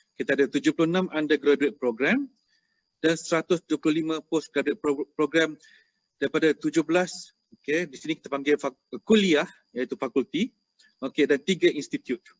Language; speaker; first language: Malay; native; Malay